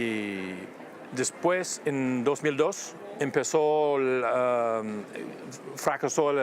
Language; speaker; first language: Spanish; non-native, fluent; English